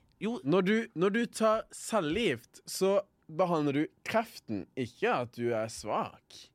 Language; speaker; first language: Norwegian; early bilingual, other home language; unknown